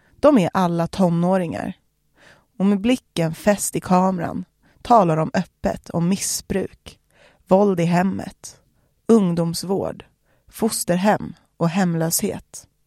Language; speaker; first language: Swedish; native; Swedish